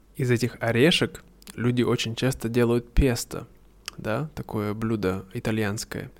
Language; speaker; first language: Russian; native; Russian